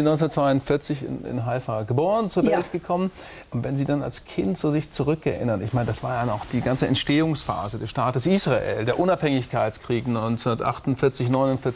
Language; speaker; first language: German; native; German